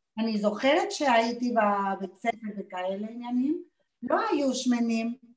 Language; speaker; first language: Hebrew; non-native, fluent; Spanish